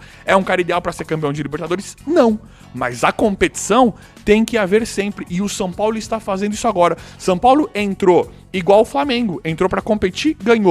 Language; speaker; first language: Portuguese; native; Portuguese